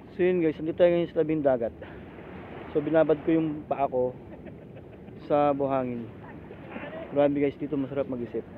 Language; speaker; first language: Filipino; non-native, local second language; Cebuano